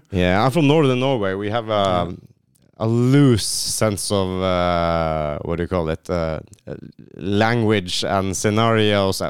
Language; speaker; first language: English; non-native, fluent; Norwegian